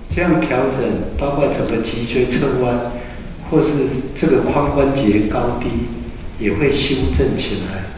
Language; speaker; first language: Chinese; native; Chinese